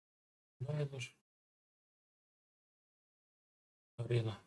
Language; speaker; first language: Russian; native; Russian